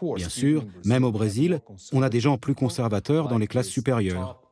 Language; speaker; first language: French; non-native, fluent; Portuguese